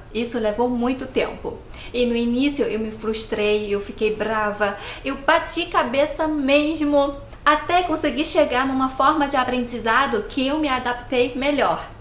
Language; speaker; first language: Portuguese; non-native, fluent; Chinese